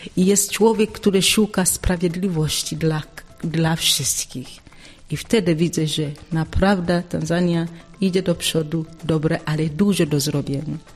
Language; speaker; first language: Polish; non-native, fluent; Swahili